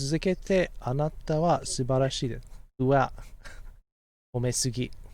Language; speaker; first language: Japanese; non-native, fluent; English